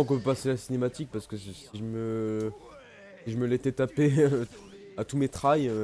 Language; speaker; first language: French; native; French